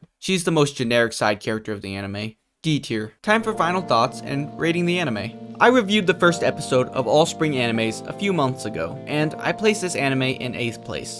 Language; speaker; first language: English; native; English